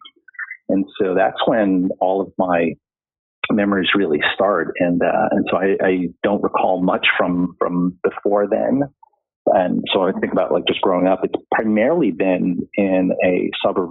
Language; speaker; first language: English; native; English